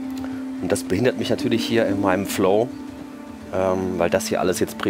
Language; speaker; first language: German; native; German